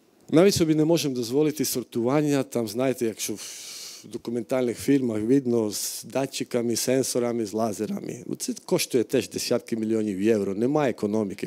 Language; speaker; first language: Ukrainian; non-native, fluent; Slovak